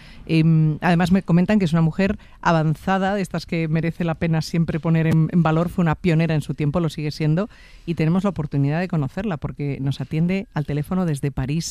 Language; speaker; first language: Spanish; native; Spanish